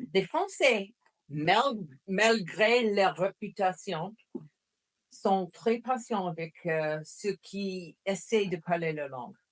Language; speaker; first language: French; non-native, fluent; English